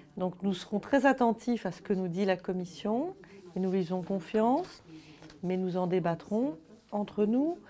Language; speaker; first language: French; native; French